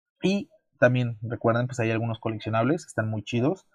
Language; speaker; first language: Spanish; native; Spanish